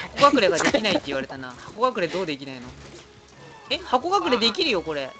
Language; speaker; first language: Japanese; native; Japanese